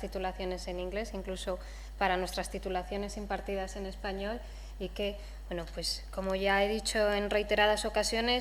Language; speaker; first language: Spanish; native; Spanish